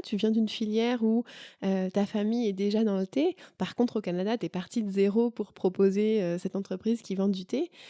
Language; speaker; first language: French; native; French